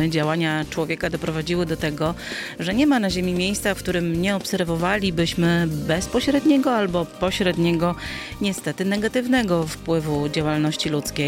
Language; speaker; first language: Polish; native; Polish